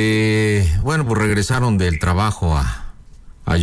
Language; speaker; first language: Spanish; native; Spanish